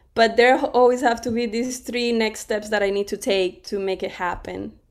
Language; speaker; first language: English; non-native, fluent; Spanish